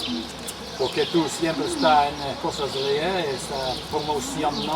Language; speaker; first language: Spanish; non-native, learner; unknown